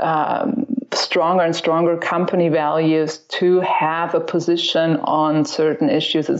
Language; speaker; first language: English; non-native, fluent; German